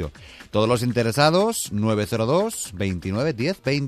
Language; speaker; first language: Spanish; native; Spanish